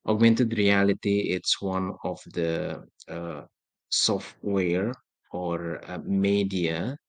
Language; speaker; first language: English; non-native, fluent; Indonesian